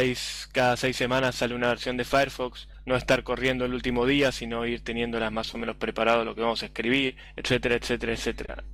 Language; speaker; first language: Spanish; native; Spanish